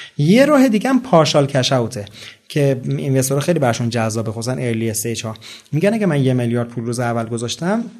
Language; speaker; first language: Persian; native; Persian